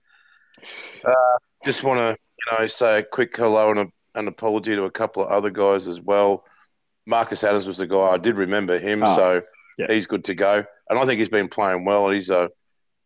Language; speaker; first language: English; native; English